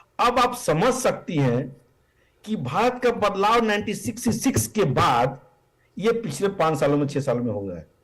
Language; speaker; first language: Hindi; native; Hindi